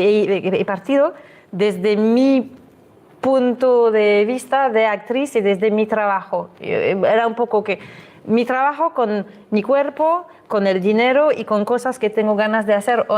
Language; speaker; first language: Spanish; non-native, fluent; French